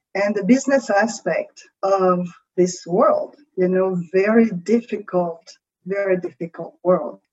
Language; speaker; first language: English; non-native, fluent; French